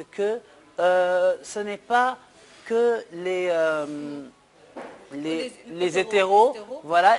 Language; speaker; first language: French; non-native, local second language; Wolof